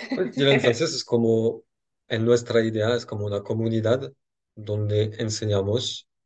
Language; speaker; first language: Spanish; non-native, fluent; French